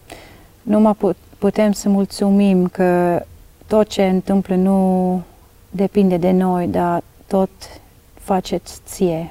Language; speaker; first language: Romanian; non-native, learner; Dutch